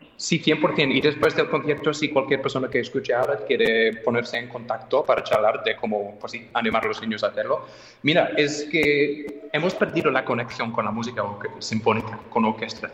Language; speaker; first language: Spanish; non-native, fluent; English